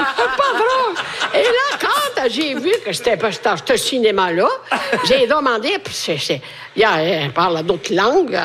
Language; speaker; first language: French; native; French